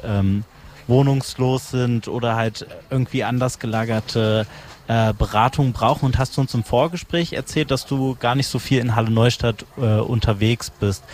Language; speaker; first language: German; native; German